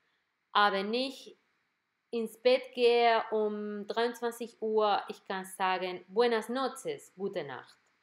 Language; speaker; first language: German; non-native, fluent; Spanish